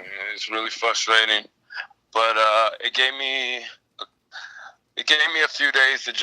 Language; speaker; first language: English; native; English